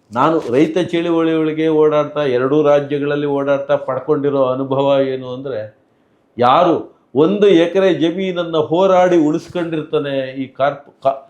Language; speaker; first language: Kannada; native; Kannada